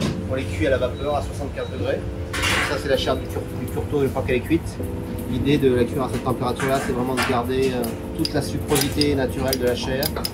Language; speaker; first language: French; native; French